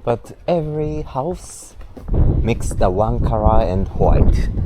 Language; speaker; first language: English; non-native, learner; Japanese